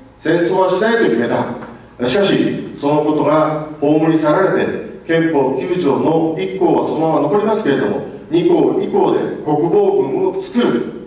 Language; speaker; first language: Japanese; native; Japanese